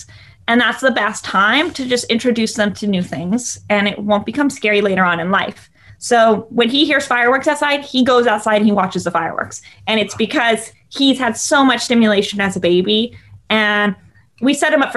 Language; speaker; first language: English; native; English